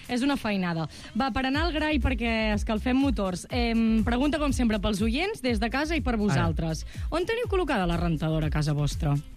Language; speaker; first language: Catalan; native; Catalan